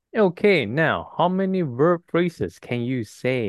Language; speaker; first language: English; non-native, fluent; Chinese